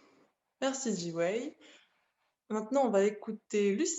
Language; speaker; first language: French; native; French